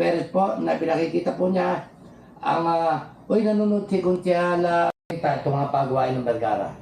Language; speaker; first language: Filipino; native; Filipino